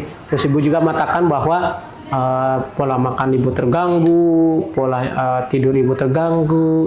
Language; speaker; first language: Indonesian; native; Indonesian